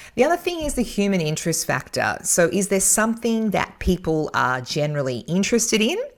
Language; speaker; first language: English; native; English